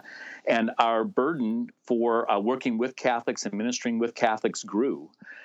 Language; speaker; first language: English; native; English